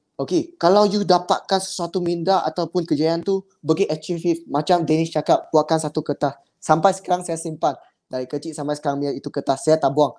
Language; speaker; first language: Malay; non-native, local second language; Chinese